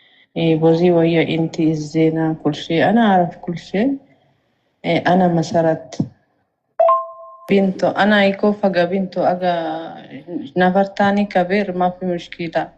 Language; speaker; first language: Arabic; non-native, learner; Amharic